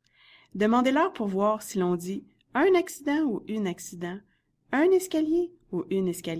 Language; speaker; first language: French; native; French